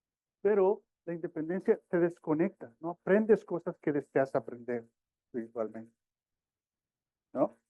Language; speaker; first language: Spanish; early bilingual, heritage; Spanish